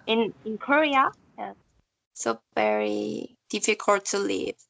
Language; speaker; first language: English; non-native, learner; Korean